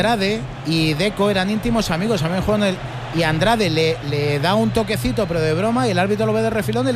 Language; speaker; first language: Spanish; native; Spanish